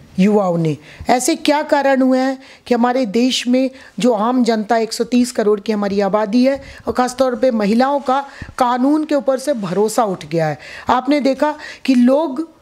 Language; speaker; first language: Hindi; native; Hindi